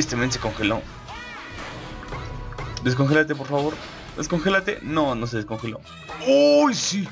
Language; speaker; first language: Spanish; native; Spanish